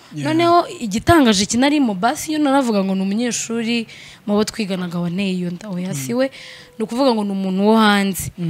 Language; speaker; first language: Kinyarwanda; native; Kinyarwanda